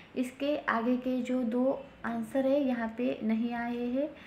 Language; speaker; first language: Hindi; non-native, local second language; Marathi